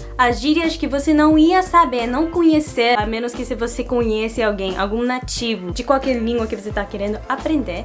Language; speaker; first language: Portuguese; non-native, fluent; English